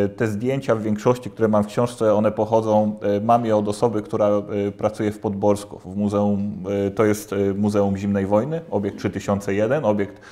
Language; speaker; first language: Polish; native; Polish